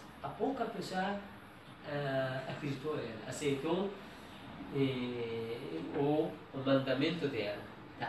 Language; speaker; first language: Portuguese; non-native, learner; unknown